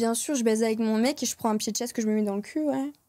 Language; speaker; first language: French; native; French